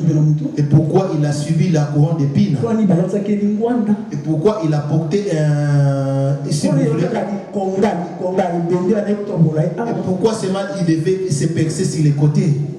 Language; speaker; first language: French; non-native, local second language; Lingala